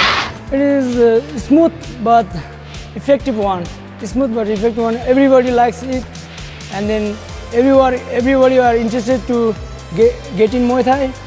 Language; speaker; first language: English; non-native, local second language; Nepali